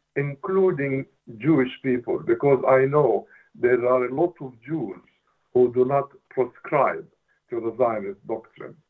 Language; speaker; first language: English; non-native, fluent; Arabic